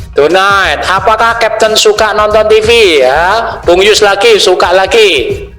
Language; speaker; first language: Indonesian; native; Indonesian